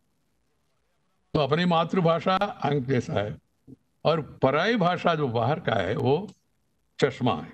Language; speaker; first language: Hindi; non-native, local second language; Telugu